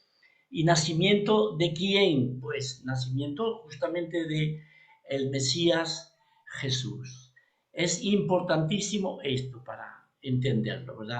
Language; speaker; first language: Spanish; native; Spanish